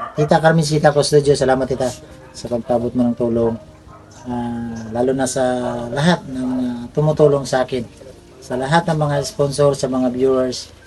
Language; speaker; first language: Filipino; non-native, local second language; Cebuano